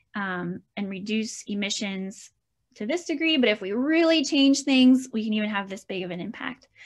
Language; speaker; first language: English; native; English